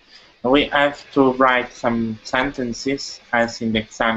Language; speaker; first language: English; non-native, fluent; Italian